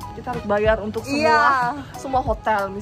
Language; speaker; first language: Indonesian; non-native, fluent; Korean